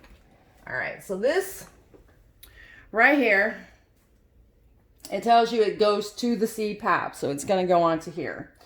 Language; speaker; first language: English; native; English